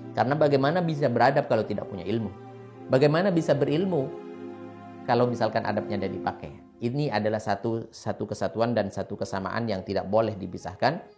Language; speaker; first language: Indonesian; non-native, local second language; Madurese